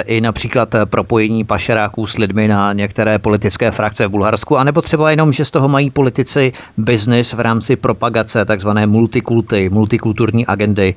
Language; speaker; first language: Czech; native; Czech